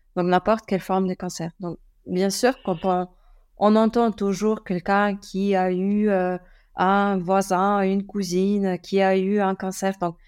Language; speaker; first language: French; early bilingual, other home language; German